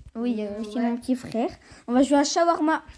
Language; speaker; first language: French; native; French